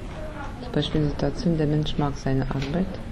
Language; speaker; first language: German; non-native, learner; Russian